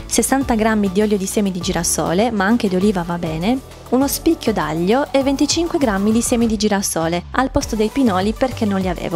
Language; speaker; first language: Italian; native; Italian